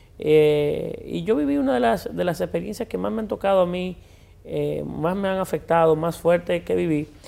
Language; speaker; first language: Spanish; native; Spanish